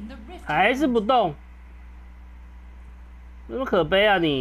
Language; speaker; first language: Chinese; native; Chinese